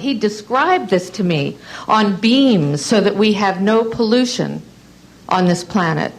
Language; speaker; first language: English; native; English